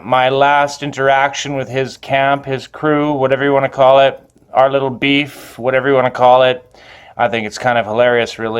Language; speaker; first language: English; native; English